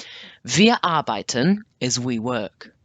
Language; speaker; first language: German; non-native, learner; English